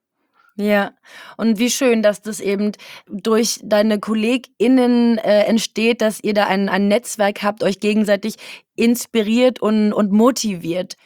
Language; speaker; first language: German; native; German